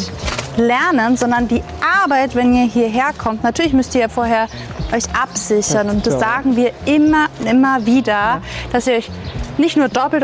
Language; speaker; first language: German; native; German